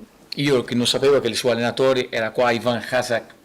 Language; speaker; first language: Italian; non-native, fluent; Portuguese